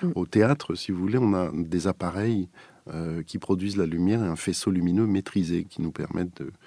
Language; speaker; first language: French; native; French